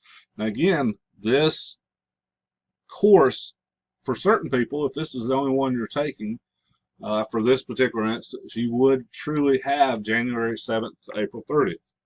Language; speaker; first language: English; native; English